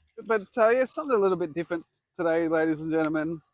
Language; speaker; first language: English; native; English